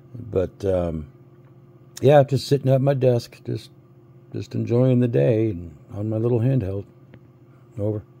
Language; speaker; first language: English; native; English